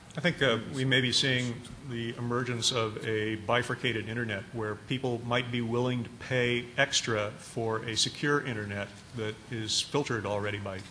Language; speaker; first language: English; native; English